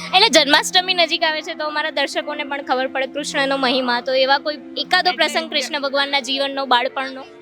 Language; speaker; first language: Gujarati; native; Gujarati